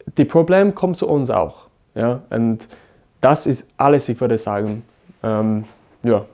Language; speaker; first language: German; non-native, learner; English